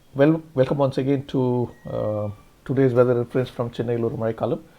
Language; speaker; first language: English; non-native, local second language; Tamil